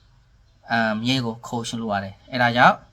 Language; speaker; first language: Burmese; non-native, learner; Khmer